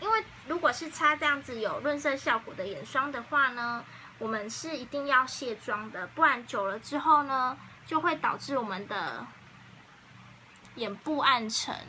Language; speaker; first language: Chinese; native; Chinese